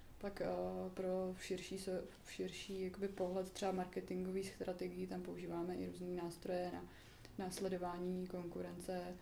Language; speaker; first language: Czech; native; Czech